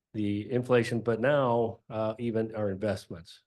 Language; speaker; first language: English; native; English